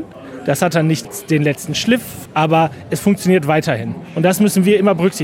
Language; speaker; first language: German; native; German